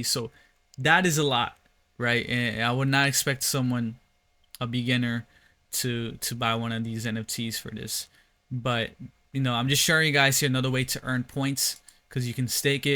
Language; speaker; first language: English; native; English